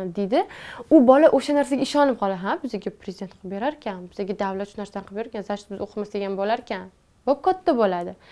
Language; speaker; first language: Uzbek; non-native, local second language; Tajik